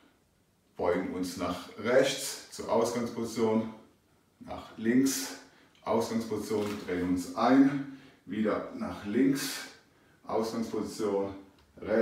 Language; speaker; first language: German; native; German